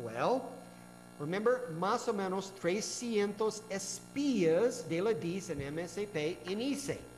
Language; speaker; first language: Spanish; non-native, learner; English